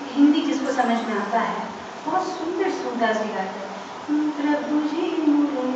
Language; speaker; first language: Hindi; non-native, local second language; Telugu